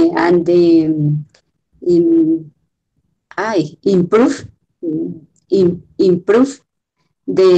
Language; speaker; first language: English; non-native, learner; Spanish